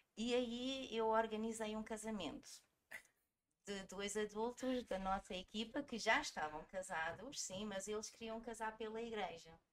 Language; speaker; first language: Portuguese; early bilingual, heritage; Portuguese